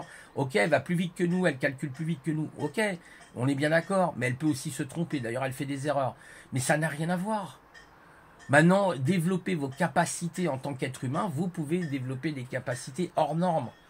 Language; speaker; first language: French; native; French